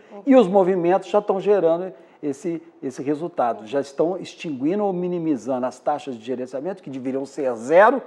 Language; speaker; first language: Portuguese; native; Portuguese